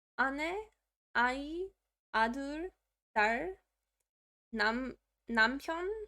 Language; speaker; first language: Korean; non-native, learner; English